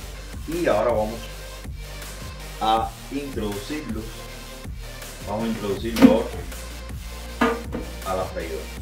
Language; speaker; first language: Spanish; native; Spanish